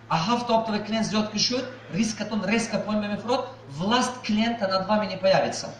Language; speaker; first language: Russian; non-native, fluent; Tajik